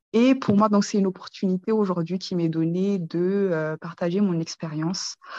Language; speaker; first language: French; early bilingual, other home language; Kinyarwanda